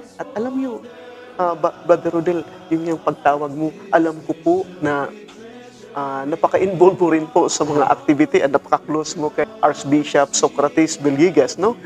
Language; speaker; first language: Filipino; non-native, local second language; Cebuano